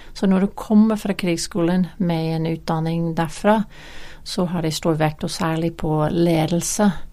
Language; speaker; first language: Norwegian; non-native, fluent; English